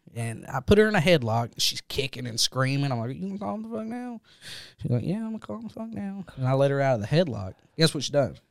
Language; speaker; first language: English; native; English